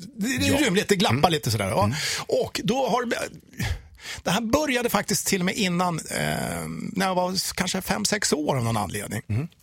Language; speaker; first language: Swedish; native; Swedish